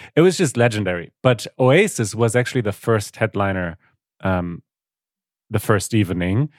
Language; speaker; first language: English; non-native, fluent; German